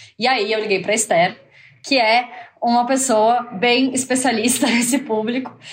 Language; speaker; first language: Portuguese; native; Portuguese